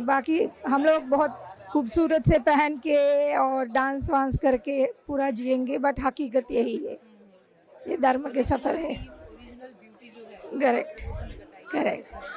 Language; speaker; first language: Hindi; non-native, fluent; Sinhala